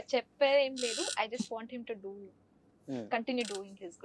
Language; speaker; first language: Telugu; non-native, learner; Kannada